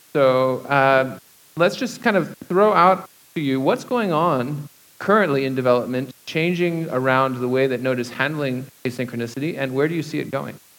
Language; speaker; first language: English; native; English